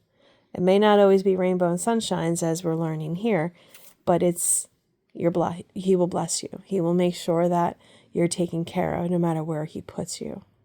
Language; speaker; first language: English; native; English